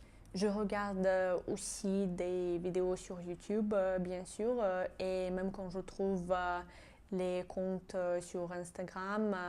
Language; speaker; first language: French; non-native, fluent; Georgian